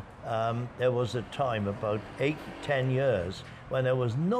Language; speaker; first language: English; native; English